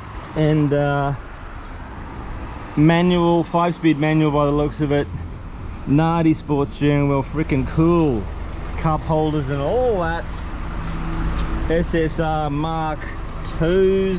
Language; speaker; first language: English; native; English